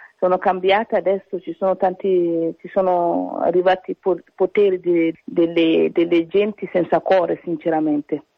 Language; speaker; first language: Italian; early bilingual, other home language; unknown